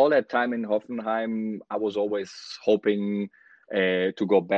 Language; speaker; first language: English; non-native, fluent; German